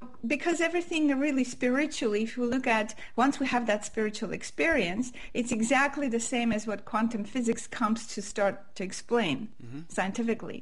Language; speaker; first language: English; non-native, fluent; Armenian